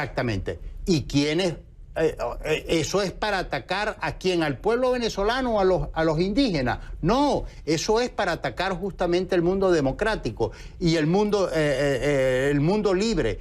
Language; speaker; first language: Spanish; native; Spanish